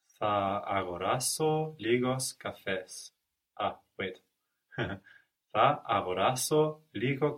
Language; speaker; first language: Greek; non-native, learner; English